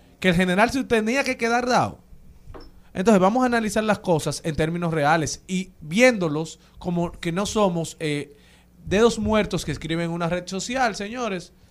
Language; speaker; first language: Spanish; native; Spanish